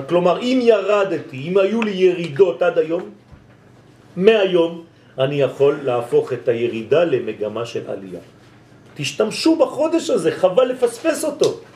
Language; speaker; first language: Hebrew; non-native, fluent; French